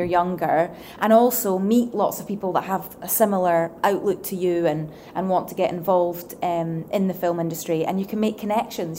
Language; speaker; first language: English; native; English